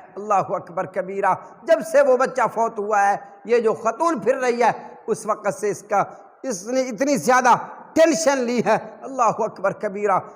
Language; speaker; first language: Urdu; non-native, local second language; Punjabi